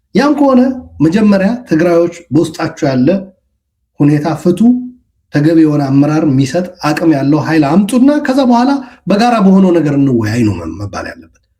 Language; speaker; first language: Amharic; non-native, local second language; Tigrinya